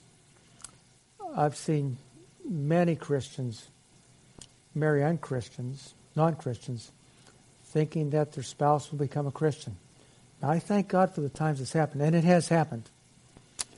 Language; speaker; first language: English; native; English